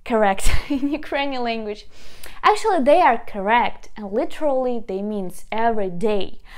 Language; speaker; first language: English; non-native, fluent; Ukrainian